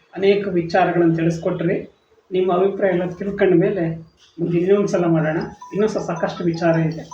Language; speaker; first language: Kannada; native; Kannada